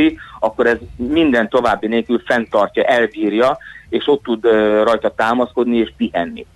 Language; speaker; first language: Hungarian; native; Hungarian